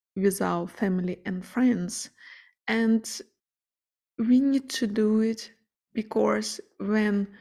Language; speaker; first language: English; non-native, fluent; Ukrainian